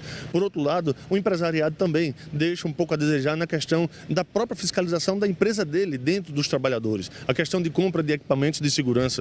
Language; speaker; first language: Portuguese; native; Portuguese